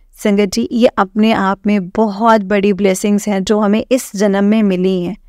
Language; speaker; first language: Hindi; native; Hindi